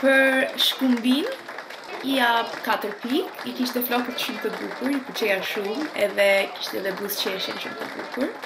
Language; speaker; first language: Albanian; early bilingual, heritage; Albanian